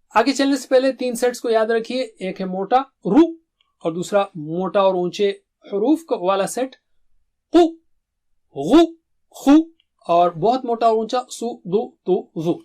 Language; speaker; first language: Urdu; native; Urdu